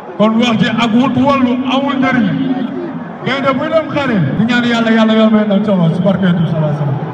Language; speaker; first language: Wolof; non-native, local second language; Serer